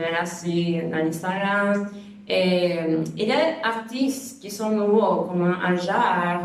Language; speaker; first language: French; non-native, learner; Spanish